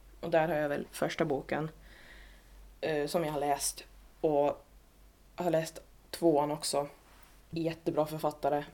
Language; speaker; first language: Swedish; native; Swedish